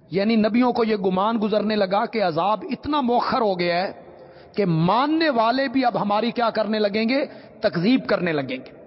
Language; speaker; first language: Urdu; non-native, local second language; Punjabi